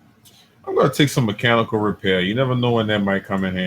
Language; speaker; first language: English; native; English